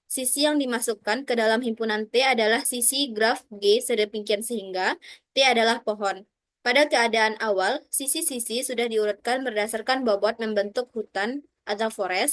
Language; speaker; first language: Indonesian; native; Indonesian